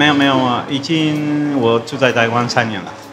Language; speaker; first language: Chinese; non-native, learner; Spanish